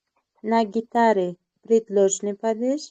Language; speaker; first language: Russian; non-native, learner; Uzbek